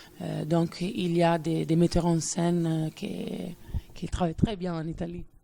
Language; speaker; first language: French; non-native, fluent; Italian